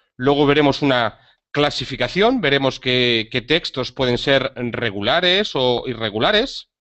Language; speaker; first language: Spanish; native; Spanish